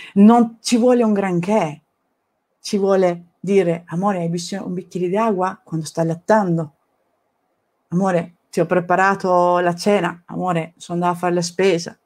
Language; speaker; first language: Italian; non-native, fluent; Spanish